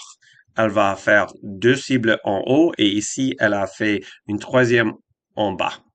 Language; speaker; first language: French; non-native, fluent; English